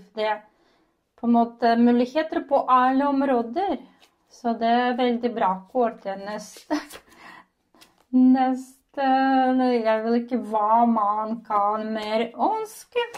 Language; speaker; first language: Norwegian; non-native, learner; Ukrainian